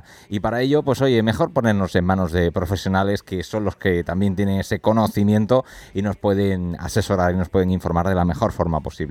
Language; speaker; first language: Spanish; native; Spanish